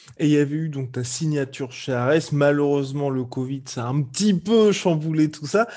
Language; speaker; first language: French; native; French